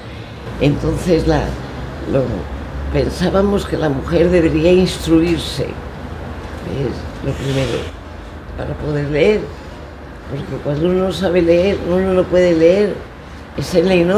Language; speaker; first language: Spanish; native; Spanish